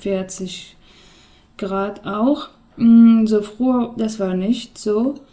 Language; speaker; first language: German; non-native, learner; Persian